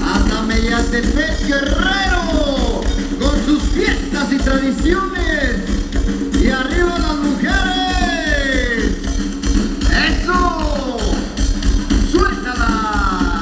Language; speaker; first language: Spanish; native; Spanish